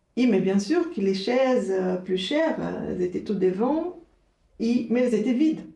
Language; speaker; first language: French; non-native, fluent; Portuguese